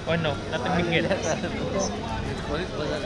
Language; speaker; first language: English; non-native, local second language; Filipino